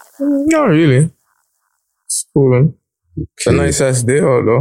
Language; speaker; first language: English; native; English